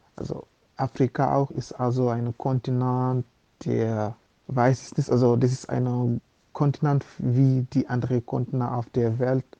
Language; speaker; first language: German; non-native, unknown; Wolof